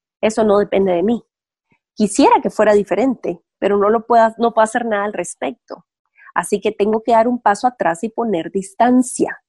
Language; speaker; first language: Spanish; native; Spanish